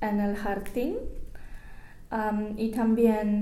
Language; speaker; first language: Spanish; non-native, learner; English